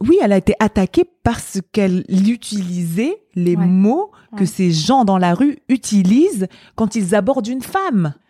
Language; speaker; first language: French; non-native, local second language; Arabic